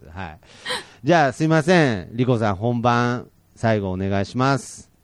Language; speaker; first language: Japanese; native; Japanese